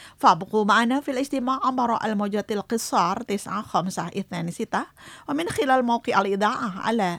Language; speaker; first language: Arabic; non-native, fluent; Indonesian